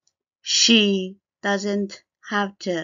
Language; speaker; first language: English; non-native, fluent; Chinese